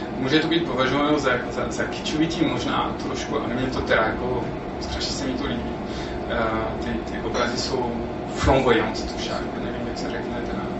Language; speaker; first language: Czech; non-native, fluent; French